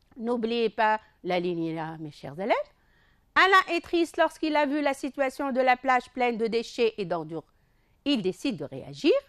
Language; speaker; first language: French; non-native, local second language; Arabic